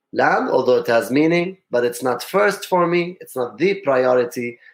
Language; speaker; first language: English; non-native, fluent; Arabic